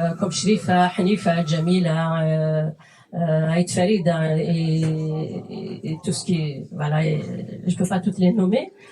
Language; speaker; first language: French; non-native, fluent; Kabyle